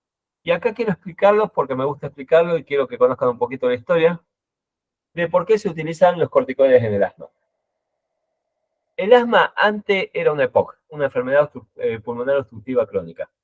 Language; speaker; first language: Spanish; native; Spanish